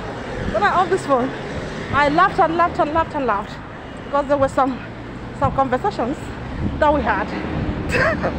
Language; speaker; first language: English; non-native, local second language; Ibibio